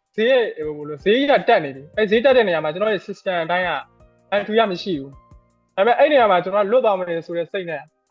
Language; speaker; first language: Burmese; native; Burmese